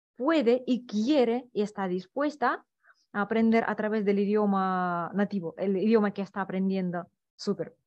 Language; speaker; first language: Spanish; non-native, fluent; Russian